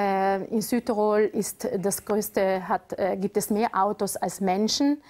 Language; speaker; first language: German; native; German